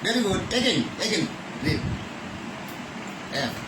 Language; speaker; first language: English; non-native, fluent; Bangla